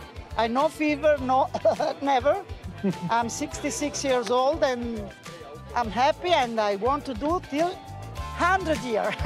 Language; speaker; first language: English; non-native, learner; Italian